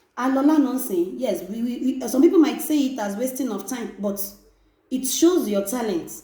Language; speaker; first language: English; non-native, local second language; Yoruba